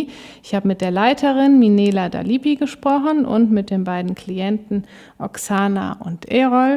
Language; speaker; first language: German; native; German